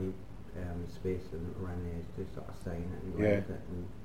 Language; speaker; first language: English; native; English